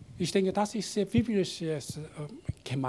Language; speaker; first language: German; non-native, learner; Korean